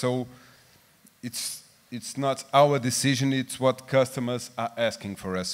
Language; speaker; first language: English; non-native, fluent; Portuguese